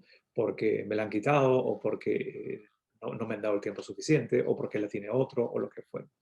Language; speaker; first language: Spanish; native; Spanish